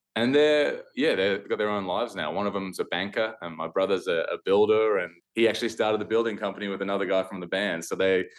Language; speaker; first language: English; native; English